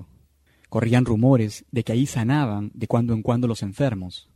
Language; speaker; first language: Spanish; native; Spanish